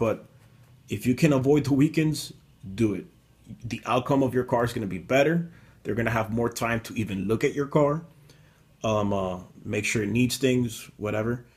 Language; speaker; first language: English; native; English